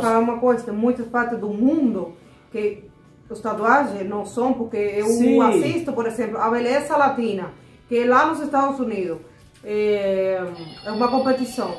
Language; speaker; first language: Portuguese; non-native, fluent; Spanish